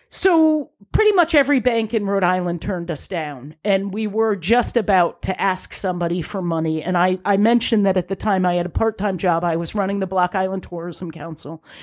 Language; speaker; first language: English; native; English